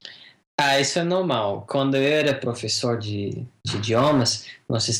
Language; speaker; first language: Portuguese; non-native, fluent; English